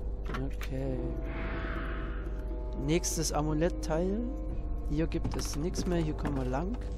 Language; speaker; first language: German; native; German